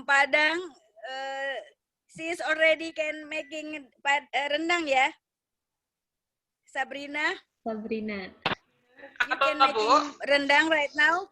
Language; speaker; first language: English; non-native, learner; Indonesian